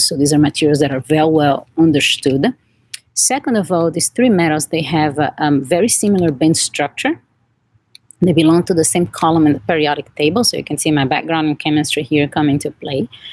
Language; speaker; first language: English; non-native, fluent; Portuguese